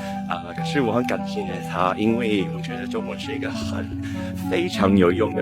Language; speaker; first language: Chinese; non-native, local second language; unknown